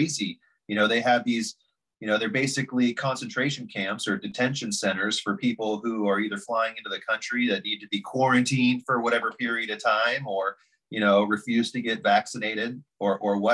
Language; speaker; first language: English; native; English